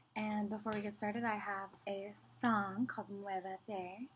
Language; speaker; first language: English; native; English